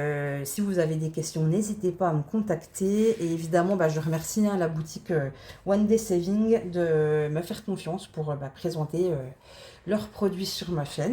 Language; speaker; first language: French; native; French